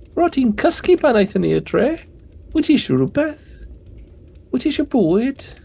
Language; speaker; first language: Welsh; non-native, learner; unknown